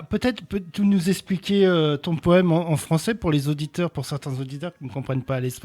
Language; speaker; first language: French; native; French